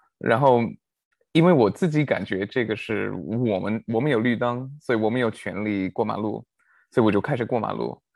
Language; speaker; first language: Chinese; non-native, fluent; English